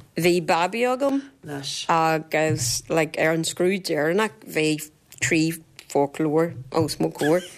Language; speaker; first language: Irish; non-native, fluent; Portuguese